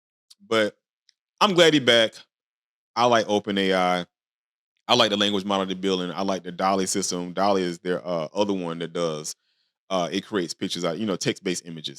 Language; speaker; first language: English; native; English